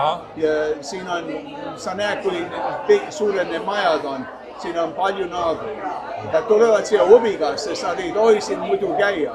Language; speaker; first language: Estonian; early bilingual, heritage; Estonian